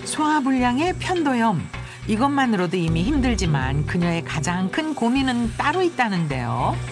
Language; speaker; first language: Korean; native; Korean